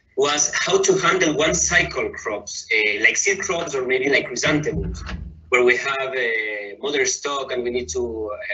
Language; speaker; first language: English; non-native, fluent; Spanish